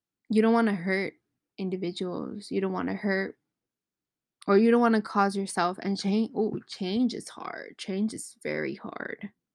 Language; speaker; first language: English; early bilingual, other home language; Spanish